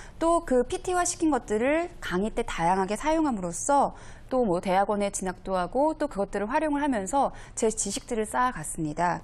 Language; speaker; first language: Korean; native; Korean